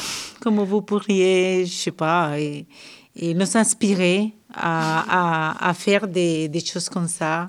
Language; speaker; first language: French; non-native, learner; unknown